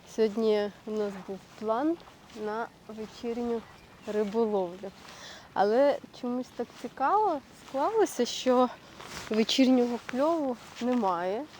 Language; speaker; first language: Ukrainian; native; Ukrainian